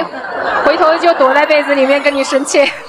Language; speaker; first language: Chinese; native; Chinese